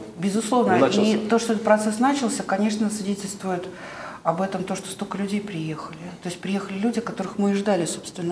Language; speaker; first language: Russian; native; Russian